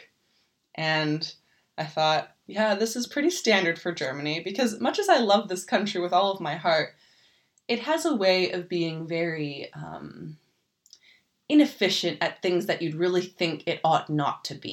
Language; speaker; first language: English; native; English